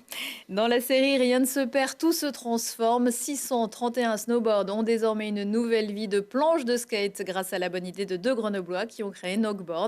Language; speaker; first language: French; native; French